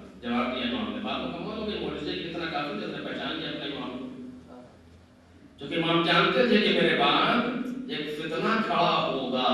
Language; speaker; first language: Urdu; native; Urdu